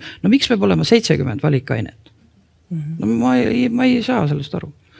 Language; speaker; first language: Estonian; native; Estonian